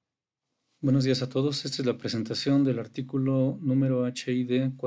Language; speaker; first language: Spanish; native; Spanish